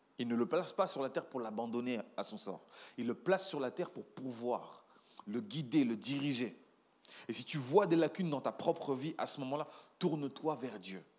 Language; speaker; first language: French; native; French